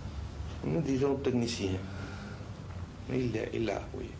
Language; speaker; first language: French; non-native, fluent; Spanish